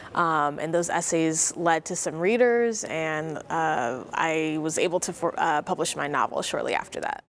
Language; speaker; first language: English; native; English